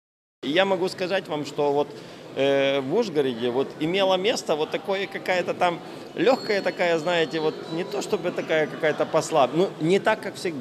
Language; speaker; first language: Russian; native; Russian